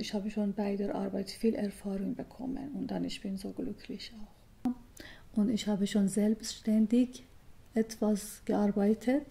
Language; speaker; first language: German; non-native, learner; Persian